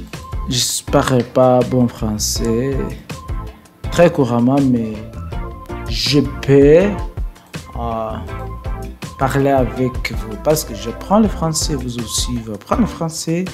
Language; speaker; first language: French; non-native, learner; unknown